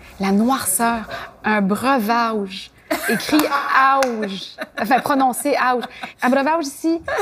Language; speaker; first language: French; native; French